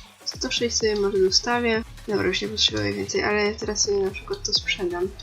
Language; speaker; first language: Polish; native; Polish